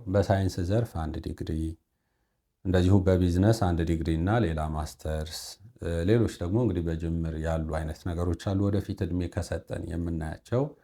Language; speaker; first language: Amharic; non-native, local second language; Sebat Bet Gurage